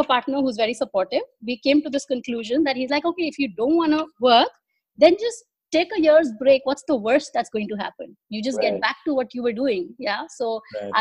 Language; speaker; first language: English; non-native, local second language; Hindi